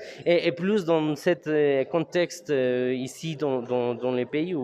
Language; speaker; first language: French; non-native, fluent; Spanish